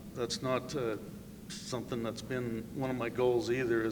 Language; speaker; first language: English; native; English